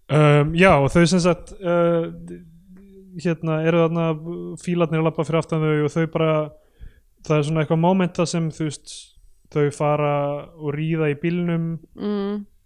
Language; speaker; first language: Icelandic; native; Icelandic